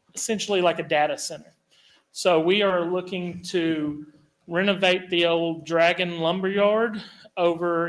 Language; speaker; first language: English; native; English